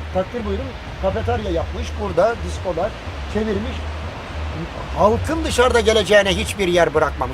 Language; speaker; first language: Turkish; native; Turkish